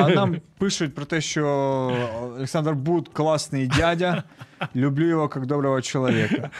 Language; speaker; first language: Ukrainian; native; Ukrainian